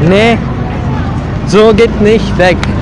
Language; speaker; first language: German; non-native, learner; Italian